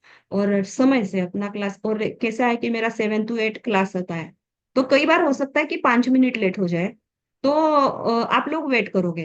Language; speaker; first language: Hindi; native; Hindi